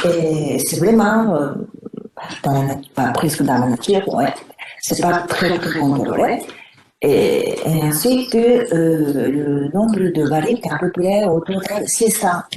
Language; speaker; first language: French; non-native, fluent; Japanese